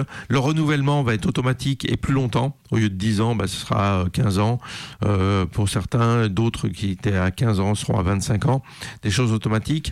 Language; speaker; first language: French; native; French